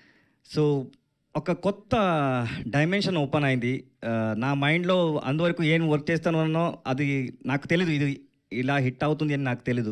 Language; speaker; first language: Telugu; non-native, learner; Kannada